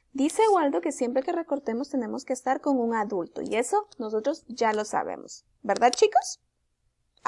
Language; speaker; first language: Spanish; native; Spanish